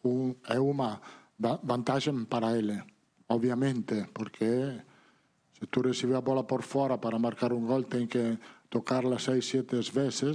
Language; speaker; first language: Portuguese; non-native, learner; Italian